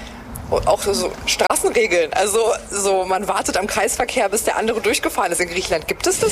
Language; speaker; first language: German; early bilingual, other home language; Greek